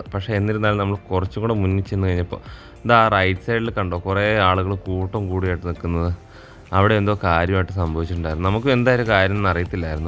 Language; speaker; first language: Malayalam; native; Malayalam